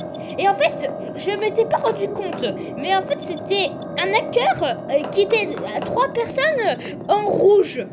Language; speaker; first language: French; native; French